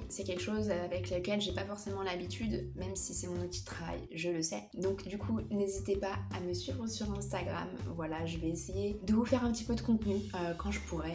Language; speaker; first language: French; native; French